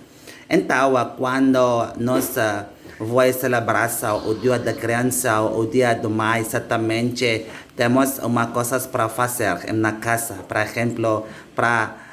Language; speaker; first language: Portuguese; non-native, learner; Indonesian